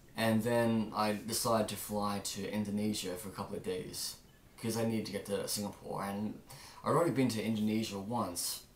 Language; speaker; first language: English; native; English